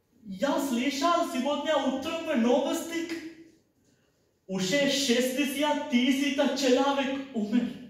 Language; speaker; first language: Russian; non-native, learner; Sinhala